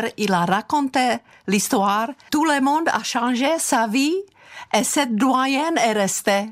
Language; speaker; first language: French; non-native, fluent; Czech